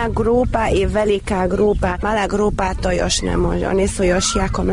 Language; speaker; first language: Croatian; non-native, local second language; Hungarian